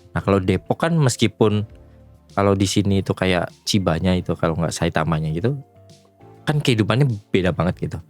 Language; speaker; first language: Indonesian; native; Indonesian